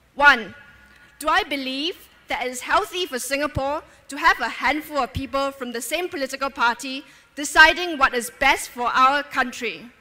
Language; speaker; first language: English; native; English